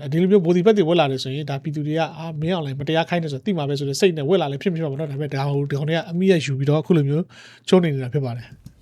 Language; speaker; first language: Burmese; native; Burmese